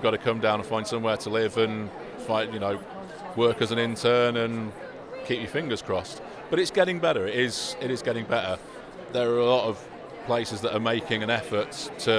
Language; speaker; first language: English; native; English